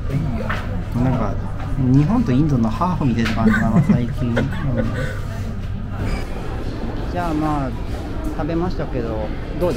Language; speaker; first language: Japanese; native; Japanese